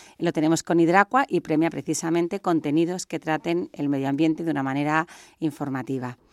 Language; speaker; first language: Spanish; native; Spanish